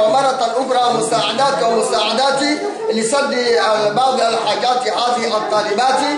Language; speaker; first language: Arabic; non-native, local second language; Comorian